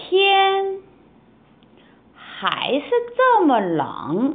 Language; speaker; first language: Chinese; non-native, fluent; Korean